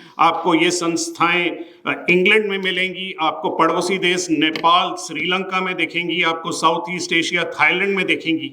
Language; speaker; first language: Hindi; non-native, local second language; Punjabi